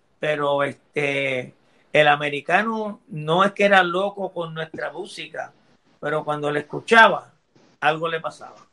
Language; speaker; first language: Spanish; early bilingual, heritage; Spanish